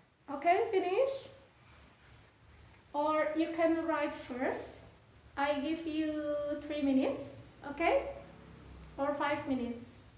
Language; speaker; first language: English; non-native, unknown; Sundanese